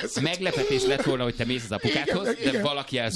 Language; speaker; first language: Hungarian; native; Hungarian